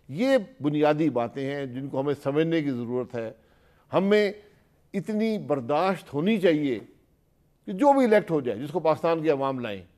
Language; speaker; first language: Urdu; non-native, local second language; Punjabi